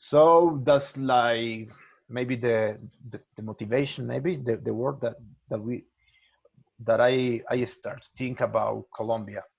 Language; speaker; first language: English; non-native, learner; Spanish